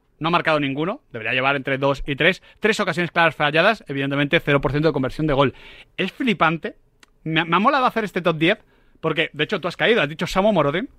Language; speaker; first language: Spanish; native; Spanish